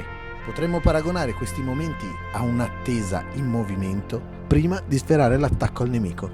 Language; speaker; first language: Italian; native; Italian